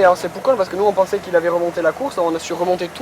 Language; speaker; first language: French; native; French